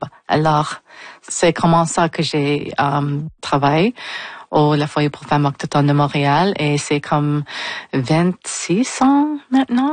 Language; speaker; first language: French; non-native, local second language; English